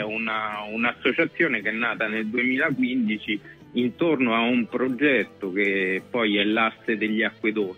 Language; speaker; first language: Italian; native; Italian